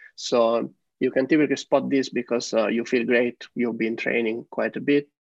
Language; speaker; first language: English; non-native, fluent; Italian